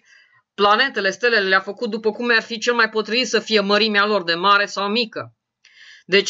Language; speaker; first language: Romanian; native; Romanian